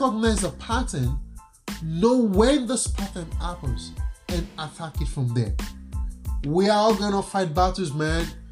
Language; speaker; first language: English; non-native, local second language; Yoruba